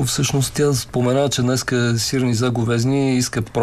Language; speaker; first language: Bulgarian; native; Bulgarian